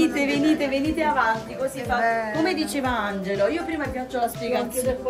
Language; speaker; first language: Italian; native; Italian